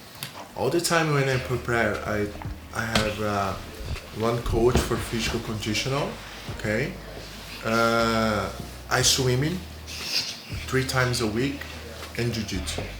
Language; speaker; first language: English; non-native, learner; Portuguese